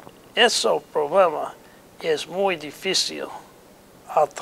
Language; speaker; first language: Spanish; non-native, learner; English